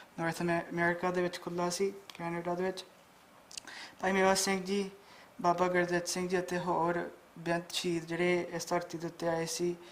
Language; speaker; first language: Punjabi; early bilingual, heritage; Punjabi